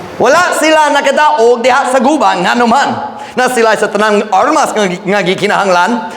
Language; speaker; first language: Cebuano; non-native, fluent; English